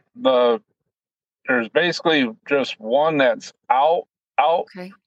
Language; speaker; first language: English; native; English